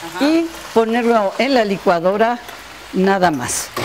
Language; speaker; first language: Spanish; native; Spanish